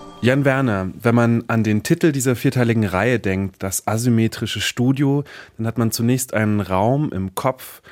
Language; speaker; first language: German; native; German